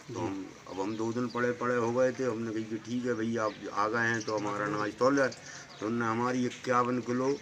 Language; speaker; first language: Hindi; native; Hindi